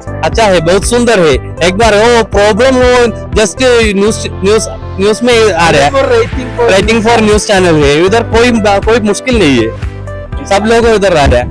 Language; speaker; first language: Hindi; non-native, local second language; Malayalam